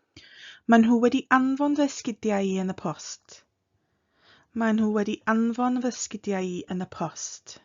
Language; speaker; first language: Welsh; non-native, fluent; English